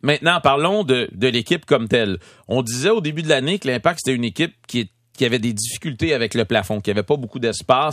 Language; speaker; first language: French; native; French